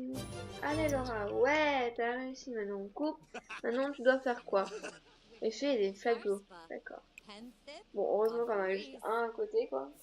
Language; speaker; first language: French; native; French